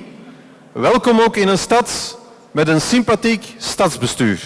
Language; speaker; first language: Dutch; native; Dutch